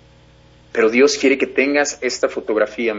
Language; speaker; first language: Spanish; native; Spanish